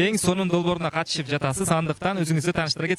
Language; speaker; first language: Kyrgyz; native; Kyrgyz